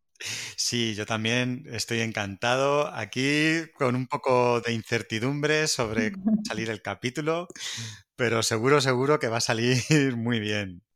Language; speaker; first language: Spanish; native; Spanish